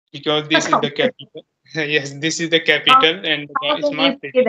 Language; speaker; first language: English; non-native, local second language; Hindi